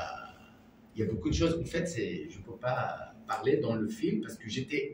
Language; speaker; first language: French; non-native, learner; Arabic